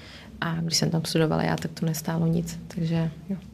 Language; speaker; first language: Czech; early bilingual, heritage; Czech